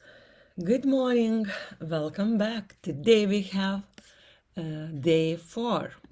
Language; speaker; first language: English; non-native, fluent; Lithuanian